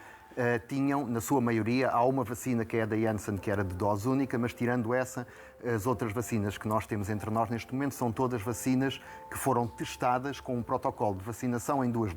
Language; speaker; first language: Portuguese; native; Portuguese